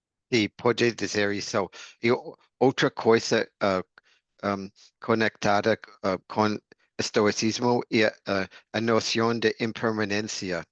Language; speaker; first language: Portuguese; non-native, learner; English